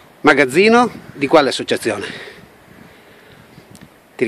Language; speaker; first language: Italian; native; Italian